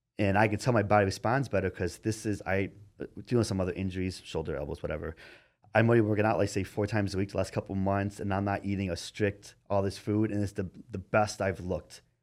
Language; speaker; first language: English; native; English